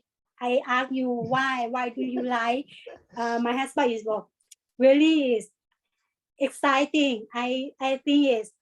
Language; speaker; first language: English; non-native, learner; Thai